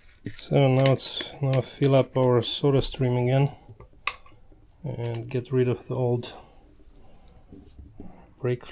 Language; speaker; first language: English; non-native, fluent; German